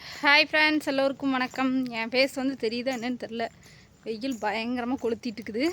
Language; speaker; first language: Tamil; native; Tamil